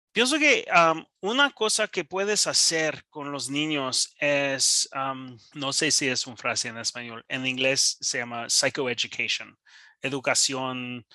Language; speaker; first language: Spanish; non-native, learner; English